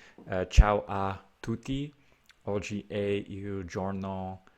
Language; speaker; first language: Italian; non-native, learner; English